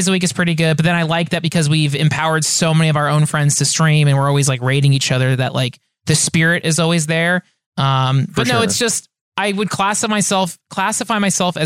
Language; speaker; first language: English; native; English